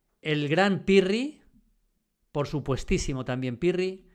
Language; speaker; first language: Spanish; native; Spanish